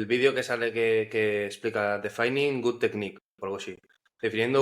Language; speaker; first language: Spanish; native; Spanish